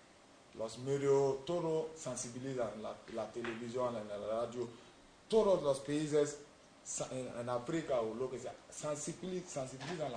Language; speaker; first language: Spanish; non-native, learner; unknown